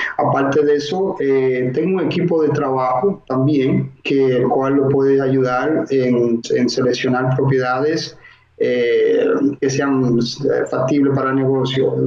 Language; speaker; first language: Spanish; native; Spanish